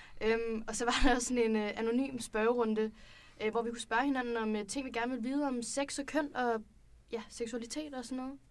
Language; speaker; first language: Danish; native; Danish